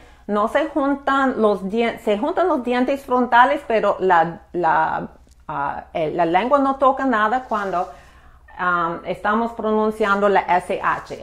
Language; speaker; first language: Spanish; non-native, fluent; English